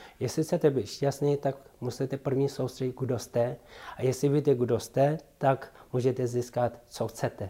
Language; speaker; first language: Czech; non-native, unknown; Tibetan